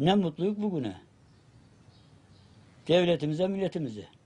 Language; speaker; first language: Turkish; native; Turkish